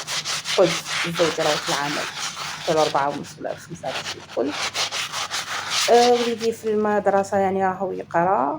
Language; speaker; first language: Arabic; native; Arabic